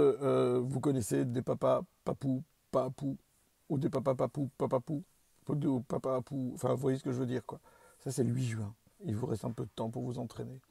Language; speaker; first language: French; native; French